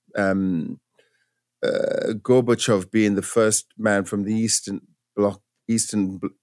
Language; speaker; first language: English; native; English